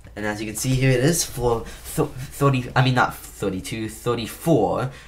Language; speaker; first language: English; native; English